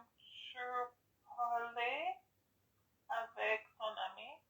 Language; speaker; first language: French; non-native, learner; English